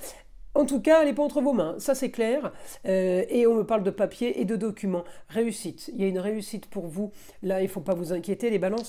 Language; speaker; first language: French; native; French